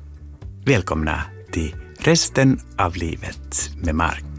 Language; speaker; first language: Swedish; native; Swedish